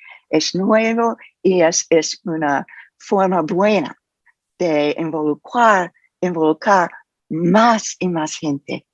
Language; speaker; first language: Spanish; non-native, fluent; English